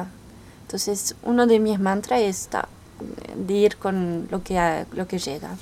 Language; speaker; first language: Spanish; early bilingual, heritage; French